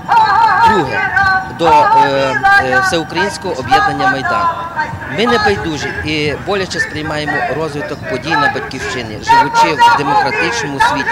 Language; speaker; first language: Ukrainian; native; Ukrainian